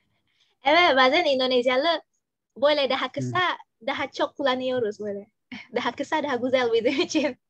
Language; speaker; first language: Turkish; non-native, learner; Indonesian